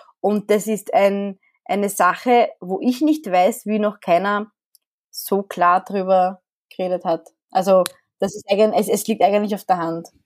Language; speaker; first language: German; early bilingual, other home language; Arabic